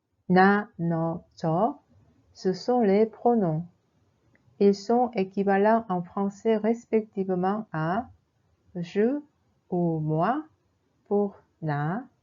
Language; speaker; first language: French; non-native, fluent; Korean